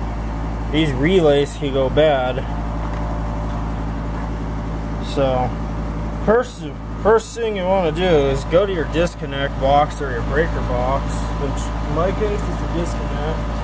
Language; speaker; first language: English; native; English